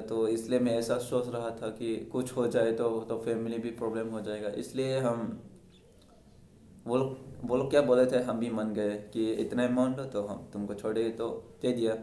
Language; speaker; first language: Hindi; non-native, local second language; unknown